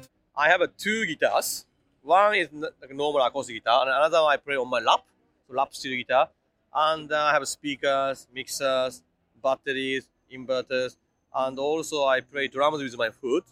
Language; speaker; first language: English; non-native, fluent; Japanese